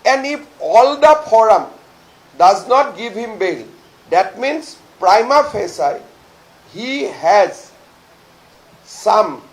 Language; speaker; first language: English; non-native, local second language; Assamese